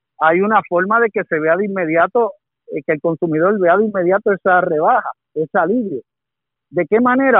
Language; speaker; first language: Spanish; native; Spanish